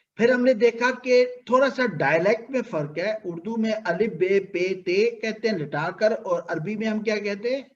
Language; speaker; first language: Urdu; native; Urdu